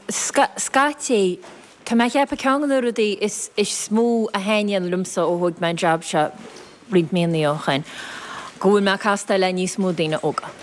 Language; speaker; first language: Irish; native; Irish